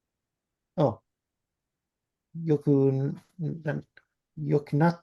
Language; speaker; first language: Japanese; non-native, learner; English